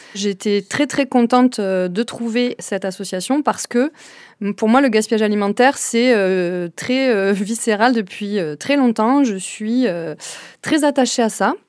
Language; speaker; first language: French; native; French